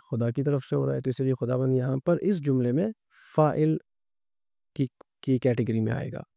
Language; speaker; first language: Urdu; native; Urdu